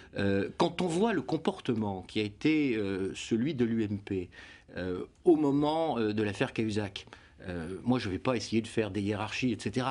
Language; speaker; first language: French; native; French